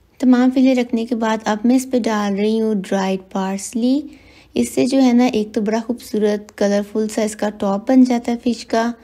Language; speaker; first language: Hindi; native; Hindi